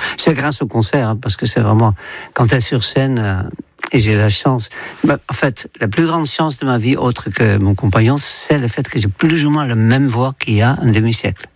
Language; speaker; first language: French; non-native, fluent; Dutch